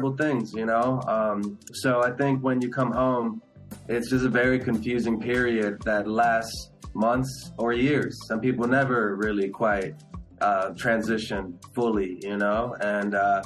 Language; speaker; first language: English; early bilingual, other home language; Spanish